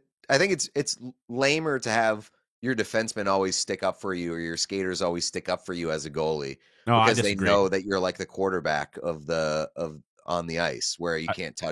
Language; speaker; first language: English; native; English